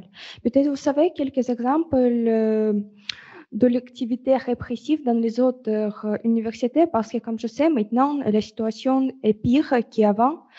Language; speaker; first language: French; non-native, learner; Russian